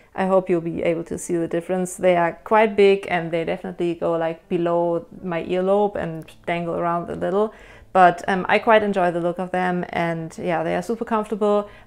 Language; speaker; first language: English; non-native, fluent; German